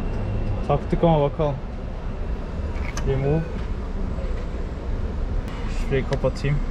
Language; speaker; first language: Turkish; native; Turkish